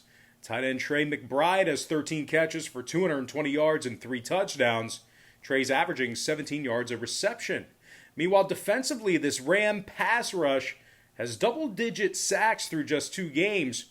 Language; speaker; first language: English; native; English